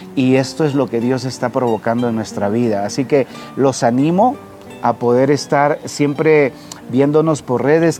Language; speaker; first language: English; non-native, learner; Spanish